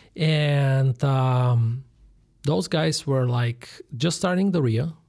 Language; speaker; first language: English; non-native, fluent; Bulgarian